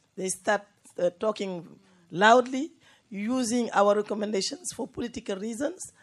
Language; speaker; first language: English; non-native, fluent; Wolof